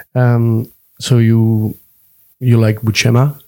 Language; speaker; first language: English; non-native, fluent; French